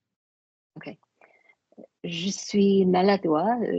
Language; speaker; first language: French; non-native, learner; English